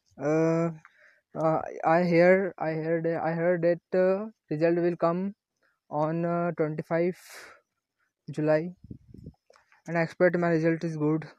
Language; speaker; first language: English; non-native, learner; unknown